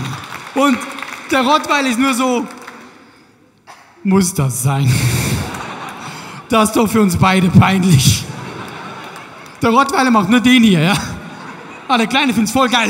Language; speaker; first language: German; native; German